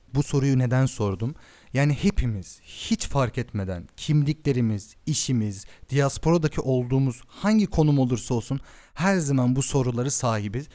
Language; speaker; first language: Turkish; early bilingual, heritage; Turkish